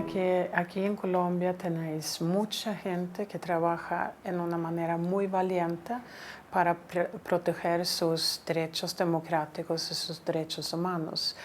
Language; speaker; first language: Spanish; non-native, fluent; Swedish